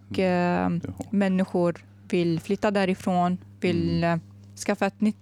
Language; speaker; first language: Swedish; non-native, fluent; Arabic